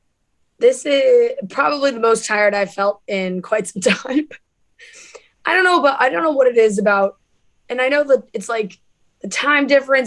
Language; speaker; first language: English; native; English